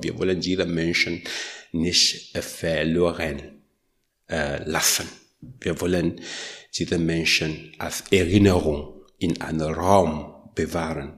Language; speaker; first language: German; non-native, learner; French